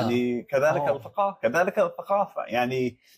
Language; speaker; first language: Arabic; non-native, fluent; English